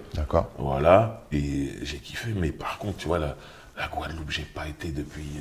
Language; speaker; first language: French; native; French